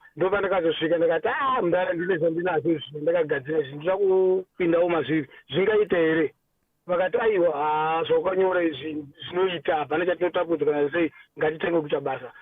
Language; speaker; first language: Shona; non-native, local second language; Nyanja